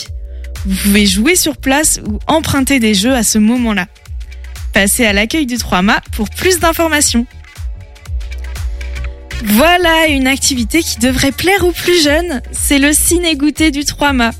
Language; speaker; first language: French; native; French